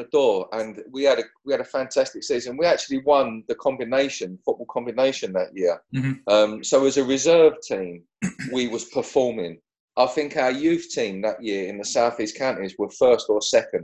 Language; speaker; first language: English; native; English